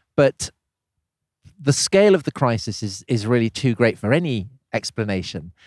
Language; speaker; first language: English; native; English